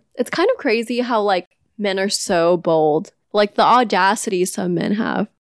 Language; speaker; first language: English; non-native, local second language; Filipino